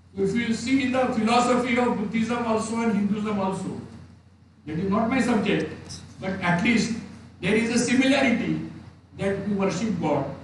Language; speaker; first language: English; non-native, local second language; Marathi